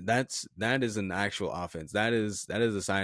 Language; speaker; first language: English; native; English